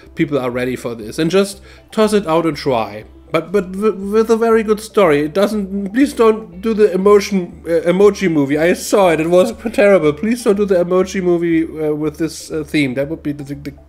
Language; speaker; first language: English; non-native, fluent; German